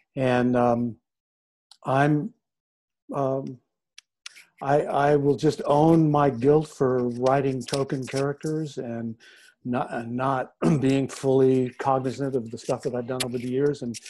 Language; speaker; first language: English; native; English